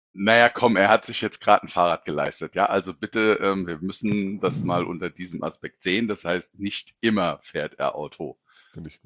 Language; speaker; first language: German; native; German